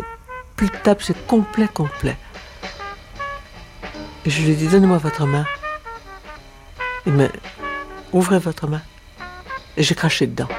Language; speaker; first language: French; native; French